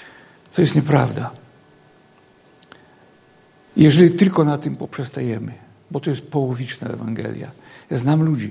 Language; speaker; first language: Polish; native; Polish